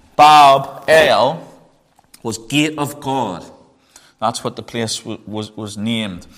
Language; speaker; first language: English; native; English